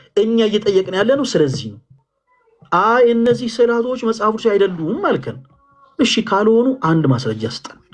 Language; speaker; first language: Amharic; native; Amharic